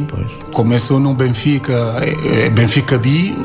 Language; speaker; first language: Portuguese; non-native, learner; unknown